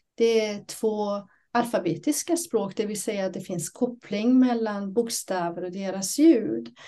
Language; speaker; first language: Swedish; non-native, fluent; Persian